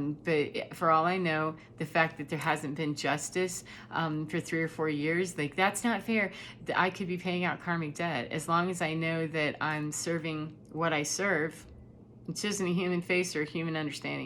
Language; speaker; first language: English; native; English